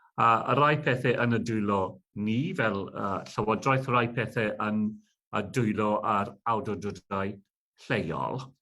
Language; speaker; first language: Welsh; non-native, local second language; English